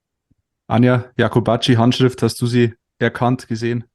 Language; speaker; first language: German; native; German